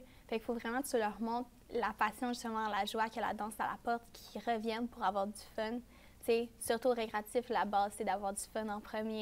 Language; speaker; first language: French; native; French